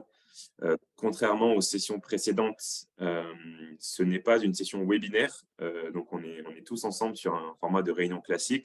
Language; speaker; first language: French; native; French